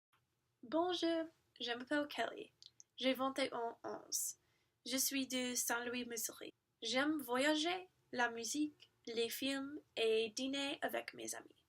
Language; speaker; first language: French; non-native, learner; English